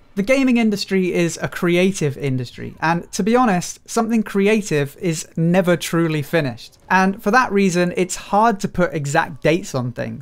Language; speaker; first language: English; native; English